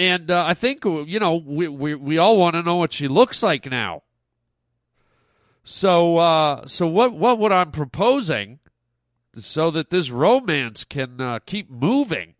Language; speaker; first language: English; native; English